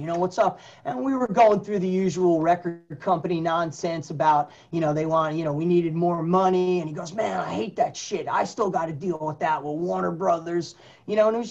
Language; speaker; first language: English; native; English